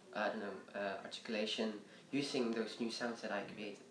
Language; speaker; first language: English; early bilingual, other home language; Indonesian